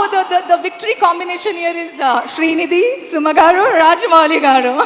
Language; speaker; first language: Telugu; non-native, learner; Kannada